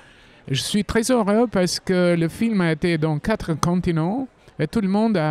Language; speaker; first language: French; non-native, fluent; Albanian